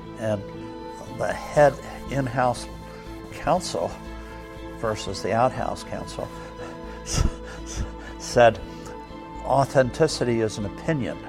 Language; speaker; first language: English; native; English